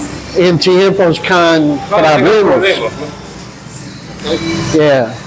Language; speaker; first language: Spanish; non-native, learner; English